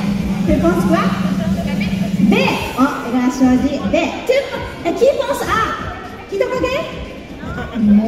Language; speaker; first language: French; non-native, learner; Japanese